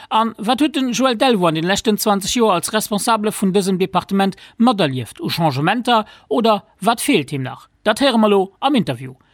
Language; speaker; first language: Luxembourgish; native; Luxembourgish